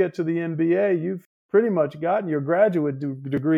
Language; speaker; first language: English; native; English